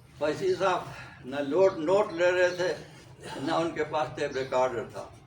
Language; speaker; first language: Urdu; non-native, local second language; Khowar